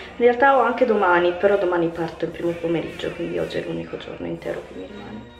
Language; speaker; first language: Italian; native; Italian